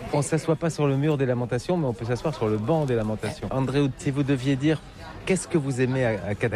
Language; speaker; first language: French; native; French